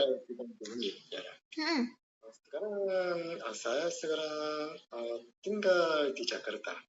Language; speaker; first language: Indonesian; non-native, learner; Korean